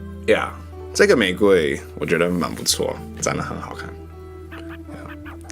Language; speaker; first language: Chinese; non-native, learner; English